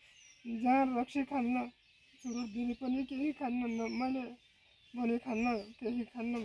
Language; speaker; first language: Nepali; non-native, local second language; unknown